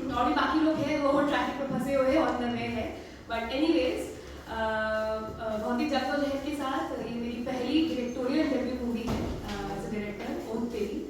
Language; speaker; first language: Hindi; native; Hindi